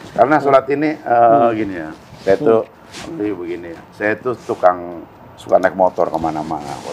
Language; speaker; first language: Indonesian; native; Indonesian